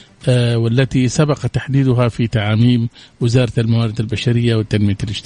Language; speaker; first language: Arabic; native; Arabic